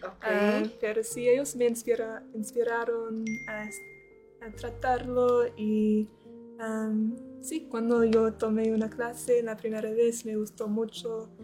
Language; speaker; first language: Spanish; non-native, learner; English